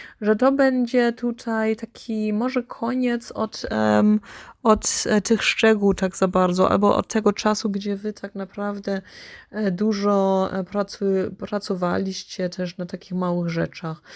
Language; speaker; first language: Polish; early bilingual, heritage; Polish